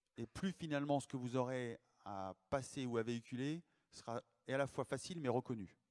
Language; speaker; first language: French; native; French